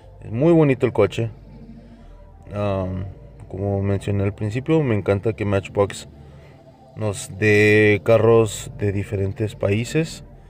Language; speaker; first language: Spanish; early bilingual, heritage; Spanish